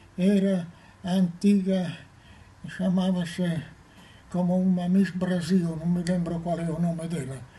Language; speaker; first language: Portuguese; non-native, fluent; Italian